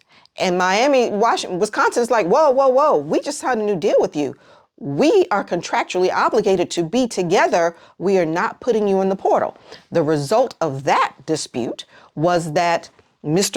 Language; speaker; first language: English; native; English